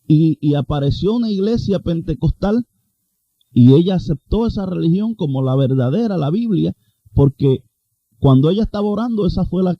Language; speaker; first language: Spanish; native; Spanish